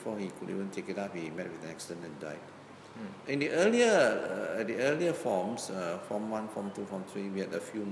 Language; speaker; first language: English; non-native, local second language; Min Nan Chinese